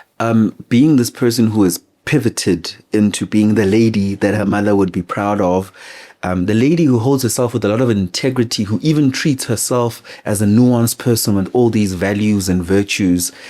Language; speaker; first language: English; non-native, local second language; Zulu